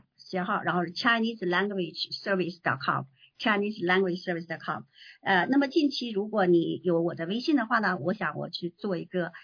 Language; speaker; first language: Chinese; native; Chinese